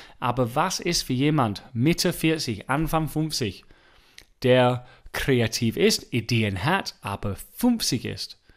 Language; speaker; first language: German; non-native, fluent; English